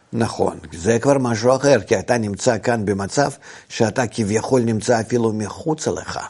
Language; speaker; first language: Hebrew; non-native, fluent; Russian